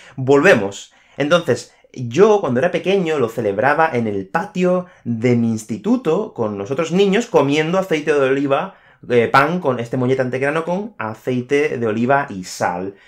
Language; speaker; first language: Spanish; native; Spanish